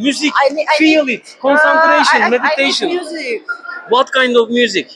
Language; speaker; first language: English; non-native, learner; Turkish